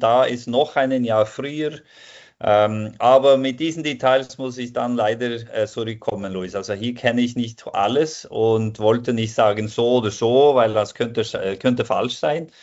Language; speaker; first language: German; non-native, fluent; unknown